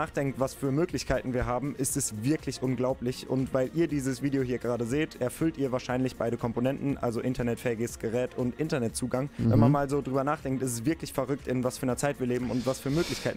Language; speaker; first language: German; native; German